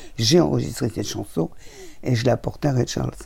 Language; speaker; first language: French; native; French